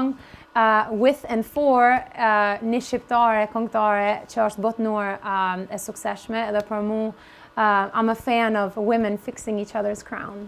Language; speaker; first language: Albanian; early bilingual, heritage; Albanian